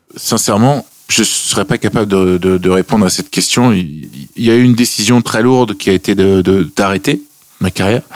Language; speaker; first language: French; native; French